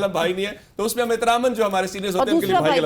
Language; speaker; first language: Urdu; native; Urdu